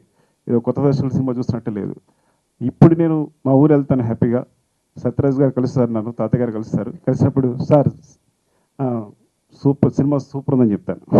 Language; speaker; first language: Telugu; native; Telugu